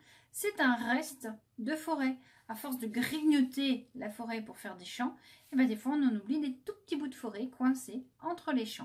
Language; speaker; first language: French; native; French